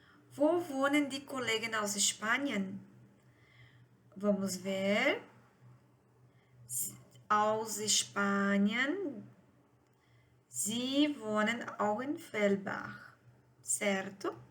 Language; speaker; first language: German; non-native, fluent; Portuguese